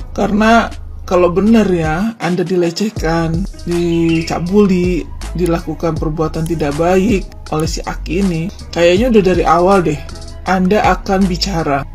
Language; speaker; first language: Indonesian; native; Indonesian